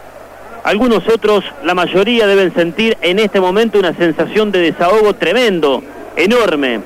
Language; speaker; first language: Spanish; native; Spanish